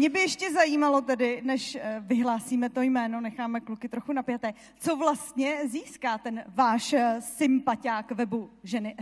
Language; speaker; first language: Czech; native; Czech